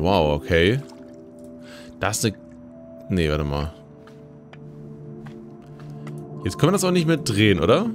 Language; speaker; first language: German; native; German